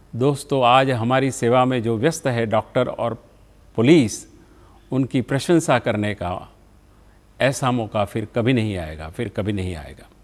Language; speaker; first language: Hindi; non-native, local second language; Gujarati